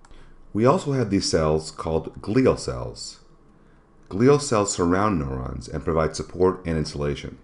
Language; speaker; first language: English; native; English